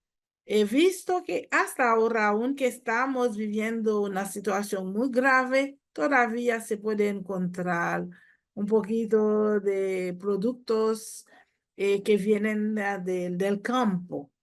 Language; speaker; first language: Spanish; non-native, fluent; Haitian Creole